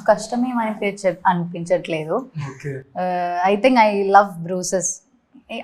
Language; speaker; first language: Telugu; non-native, learner; Malayalam